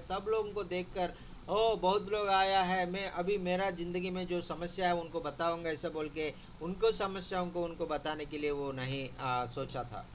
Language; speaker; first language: Hindi; non-native, local second language; Telugu